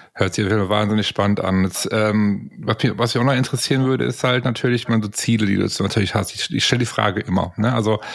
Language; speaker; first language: German; native; German